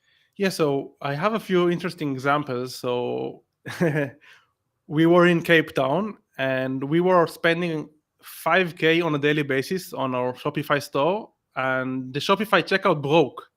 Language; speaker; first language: English; non-native, fluent; Hebrew